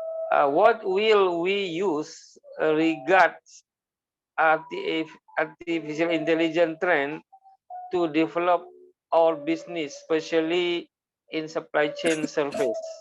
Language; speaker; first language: English; non-native, learner; Malay